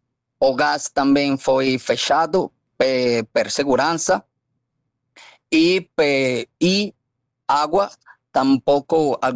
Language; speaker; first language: Portuguese; non-native, fluent; Spanish